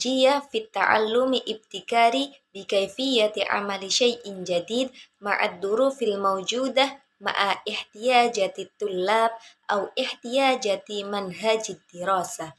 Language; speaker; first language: Arabic; non-native, learner; Indonesian